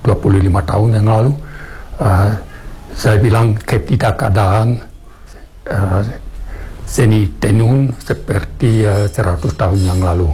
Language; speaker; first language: Indonesian; non-native, fluent; German